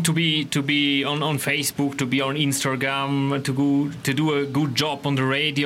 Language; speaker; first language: English; non-native, learner; Romansh